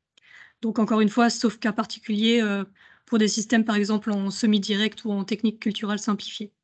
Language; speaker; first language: French; native; French